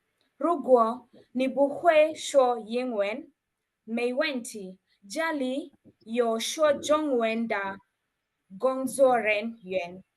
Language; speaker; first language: Chinese; non-native, learner; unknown